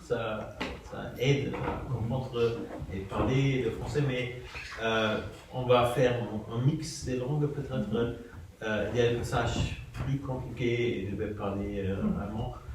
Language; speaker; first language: French; non-native, fluent; German